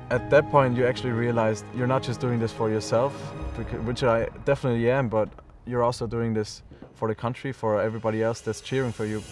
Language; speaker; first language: English; non-native, fluent; German